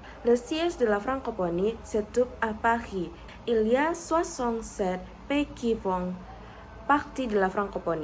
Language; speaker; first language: French; non-native, learner; Indonesian